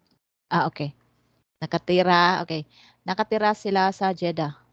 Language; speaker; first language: Filipino; non-native, local second language; Cebuano